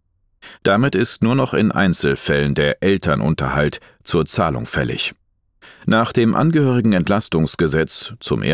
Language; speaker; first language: German; native; German